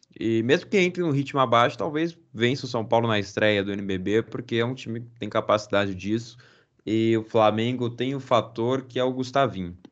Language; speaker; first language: Portuguese; native; Portuguese